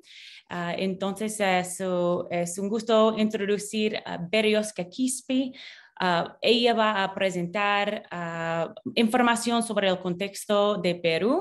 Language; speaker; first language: Spanish; non-native, fluent; English